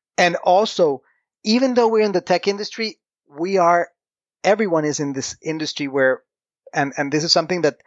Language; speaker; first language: English; non-native, fluent; Spanish